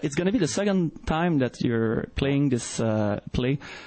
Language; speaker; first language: English; non-native, fluent; French